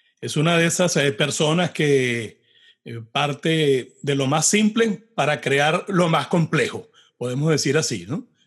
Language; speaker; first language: Spanish; native; Spanish